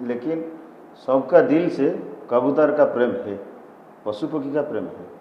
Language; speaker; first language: Hindi; non-native, local second language; Odia